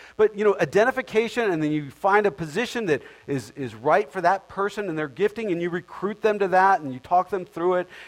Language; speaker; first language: English; native; English